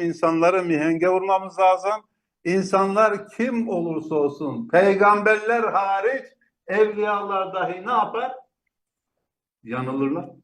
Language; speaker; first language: Turkish; native; Turkish